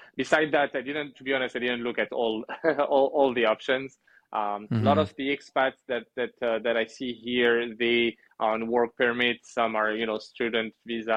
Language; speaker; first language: English; non-native, fluent; French